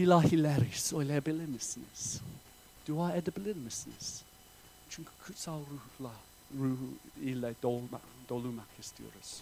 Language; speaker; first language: Turkish; non-native, fluent; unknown